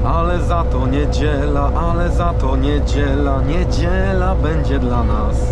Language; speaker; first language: Polish; native; Polish